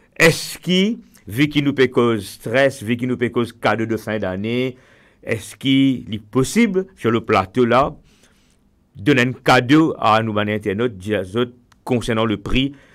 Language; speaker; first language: French; non-native, local second language; Morisyen